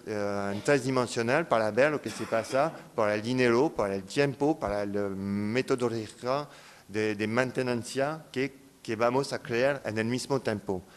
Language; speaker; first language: Spanish; non-native, fluent; French